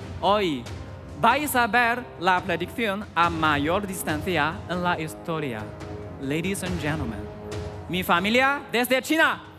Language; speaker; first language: Spanish; non-native, learner; Chinese